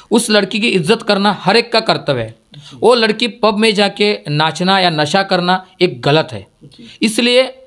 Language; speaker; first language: Hindi; non-native, local second language; Marathi